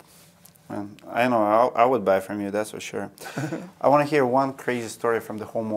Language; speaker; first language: English; non-native, fluent; Russian